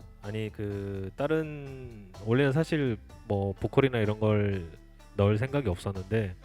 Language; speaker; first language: Korean; native; Korean